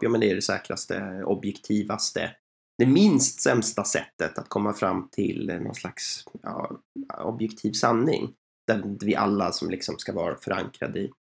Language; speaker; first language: Swedish; native; Swedish